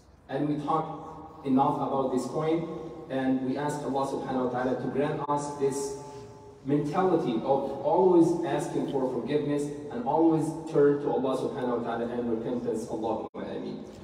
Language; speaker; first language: English; non-native, fluent; Arabic